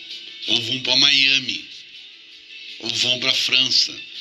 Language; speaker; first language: Portuguese; native; Portuguese